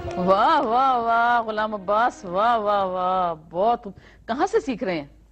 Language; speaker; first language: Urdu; non-native, local second language; Pashto